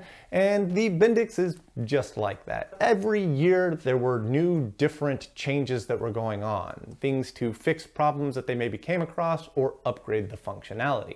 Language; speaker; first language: English; native; English